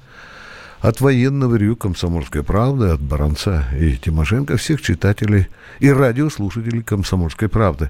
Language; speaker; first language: Russian; native; Russian